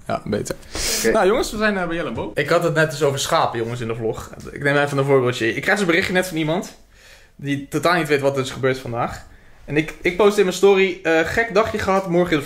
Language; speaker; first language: Dutch; native; Dutch